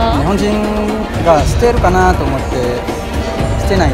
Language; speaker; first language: Japanese; non-native, learner; Indonesian